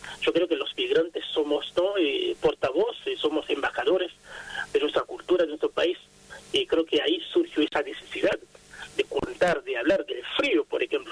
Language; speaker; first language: Spanish; non-native, fluent; Haitian Creole